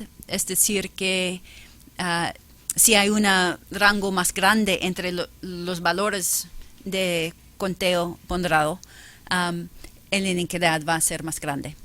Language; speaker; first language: Spanish; non-native, fluent; English